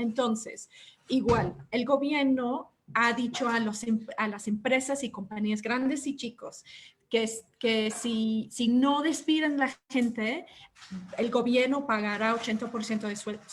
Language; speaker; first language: Spanish; non-native, fluent; English